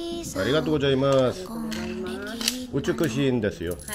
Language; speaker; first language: Japanese; non-native, learner; Korean